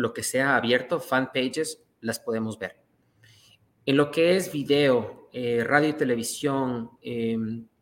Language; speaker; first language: Spanish; native; Spanish